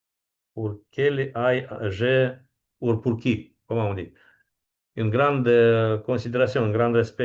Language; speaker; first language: French; non-native, fluent; Romanian